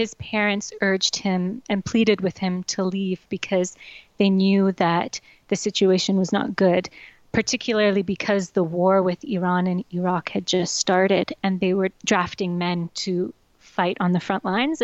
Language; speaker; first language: English; native; English